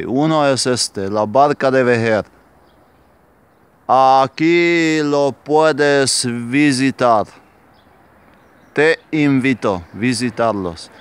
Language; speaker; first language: Spanish; non-native, fluent; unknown